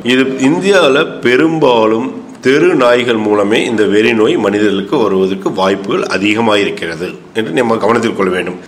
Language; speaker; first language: Tamil; native; Tamil